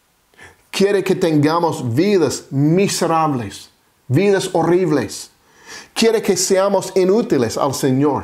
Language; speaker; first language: Spanish; non-native, fluent; English